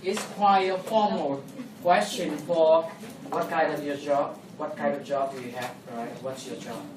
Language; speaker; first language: English; non-native, fluent; Vietnamese